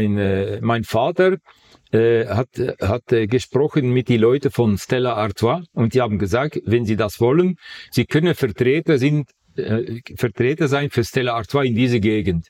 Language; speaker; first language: German; non-native, fluent; Dutch